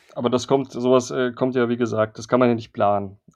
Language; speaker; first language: German; native; German